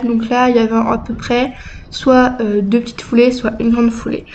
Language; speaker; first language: French; native; French